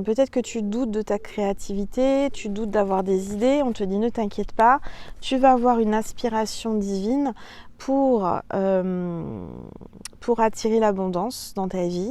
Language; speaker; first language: French; native; French